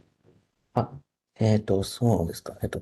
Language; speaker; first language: Japanese; non-native, fluent; English